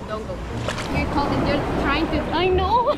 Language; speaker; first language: English; non-native, fluent; Spanish